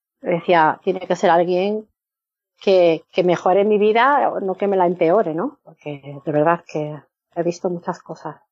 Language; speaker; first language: Spanish; native; Spanish